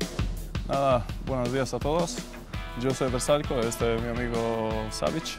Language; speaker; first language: Spanish; non-native, fluent; Croatian